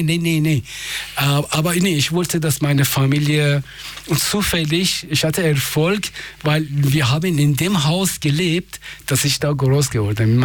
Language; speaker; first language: German; non-native, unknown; Persian